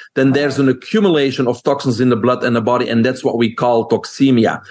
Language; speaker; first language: English; non-native, fluent; French